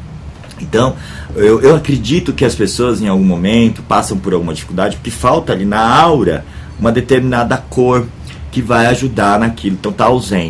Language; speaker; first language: Portuguese; native; Portuguese